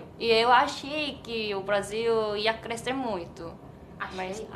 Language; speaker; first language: Portuguese; non-native, learner; Korean